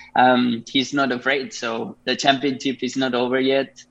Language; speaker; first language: English; non-native, fluent; Spanish